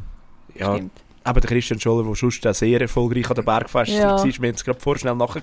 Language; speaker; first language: German; native; German